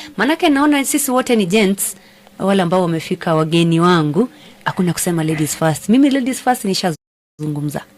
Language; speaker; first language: Swahili; non-native, local second language; Gusii